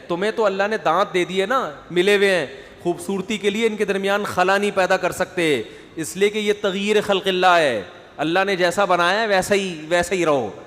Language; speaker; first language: Urdu; native; Urdu